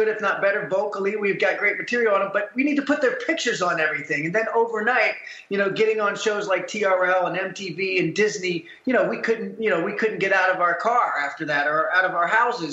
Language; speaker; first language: English; native; English